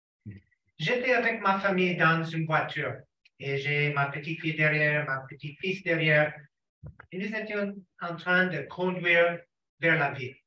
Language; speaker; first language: French; non-native, fluent; English